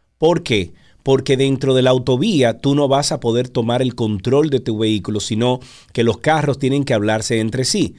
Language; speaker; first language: Spanish; native; Spanish